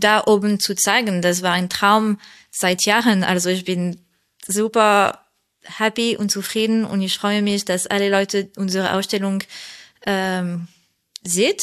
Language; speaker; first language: German; non-native, fluent; French